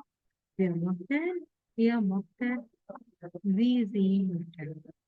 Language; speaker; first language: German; non-native, fluent; Indonesian